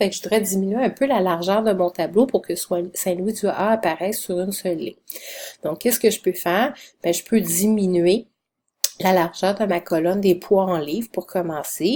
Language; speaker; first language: French; native; French